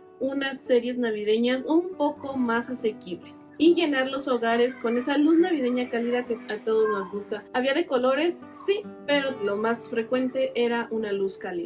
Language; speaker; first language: Spanish; native; Spanish